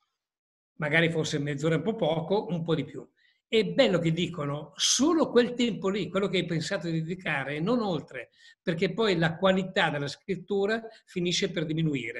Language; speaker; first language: Italian; native; Italian